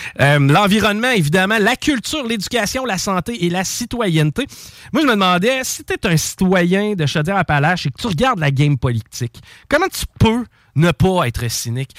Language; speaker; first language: French; native; French